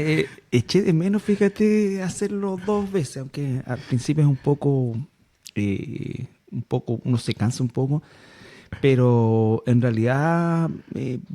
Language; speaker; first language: Spanish; native; Spanish